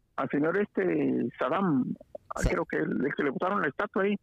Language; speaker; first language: Spanish; native; Spanish